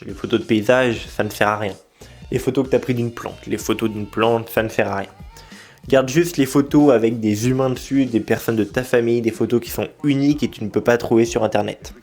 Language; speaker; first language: French; native; French